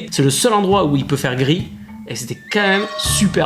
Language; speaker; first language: French; native; French